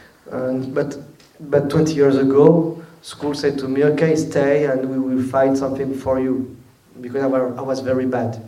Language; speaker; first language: English; non-native, learner; French